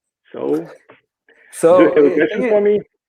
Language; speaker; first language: English; non-native, fluent; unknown